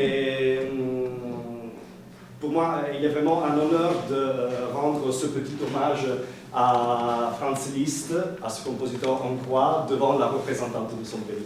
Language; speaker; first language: French; non-native, fluent; Italian